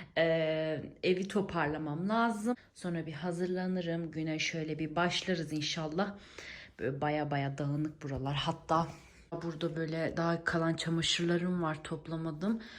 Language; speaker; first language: Turkish; early bilingual, heritage; Turkish